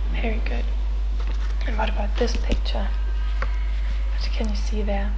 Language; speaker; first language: English; non-native, fluent; German